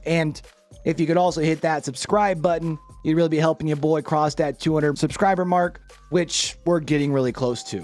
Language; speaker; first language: English; native; English